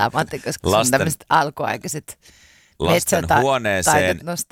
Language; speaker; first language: Finnish; native; Finnish